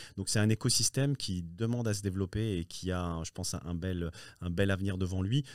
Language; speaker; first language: French; early bilingual, other home language; Riffian